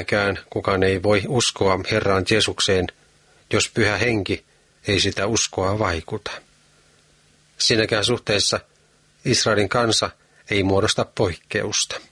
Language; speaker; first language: Finnish; native; Finnish